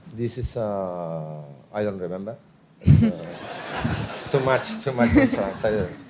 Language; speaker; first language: English; non-native, learner; Spanish